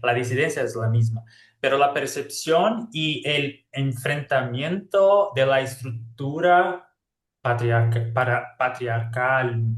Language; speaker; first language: Spanish; non-native, fluent; Portuguese